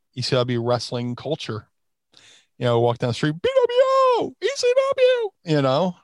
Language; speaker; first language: English; native; English